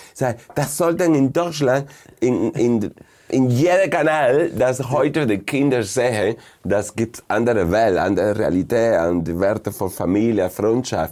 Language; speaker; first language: German; non-native, fluent; Spanish